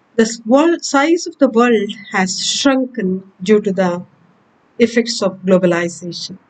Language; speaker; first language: English; non-native, local second language; Kannada